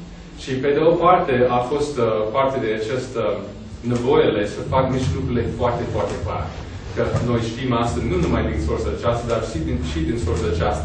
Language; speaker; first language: Romanian; non-native, fluent; English